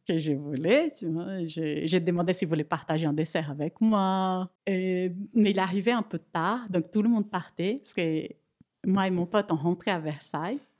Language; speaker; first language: French; non-native, fluent; Portuguese